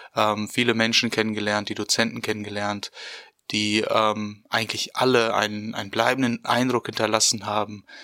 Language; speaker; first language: German; native; German